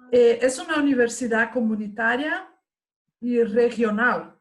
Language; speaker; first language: Spanish; non-native, fluent; Portuguese